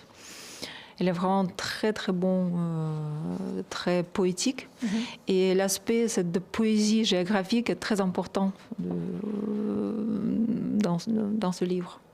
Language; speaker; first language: French; non-native, fluent; Russian